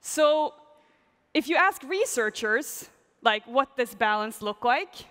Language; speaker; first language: English; non-native, fluent; Swedish